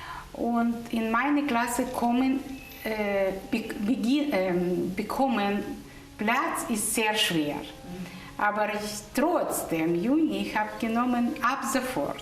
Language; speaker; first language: German; non-native, learner; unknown